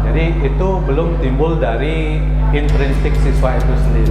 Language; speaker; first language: Indonesian; native; Indonesian